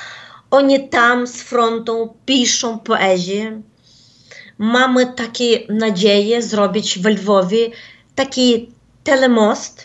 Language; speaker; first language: Polish; non-native, fluent; Ukrainian